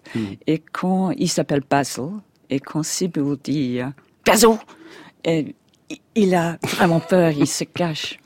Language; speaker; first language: French; non-native, fluent; English